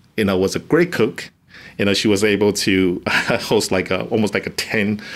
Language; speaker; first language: English; non-native, fluent; Chinese